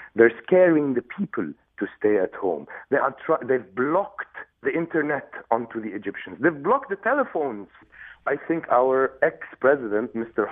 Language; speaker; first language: English; non-native, fluent; Arabic